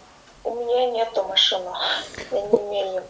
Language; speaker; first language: Russian; non-native, learner; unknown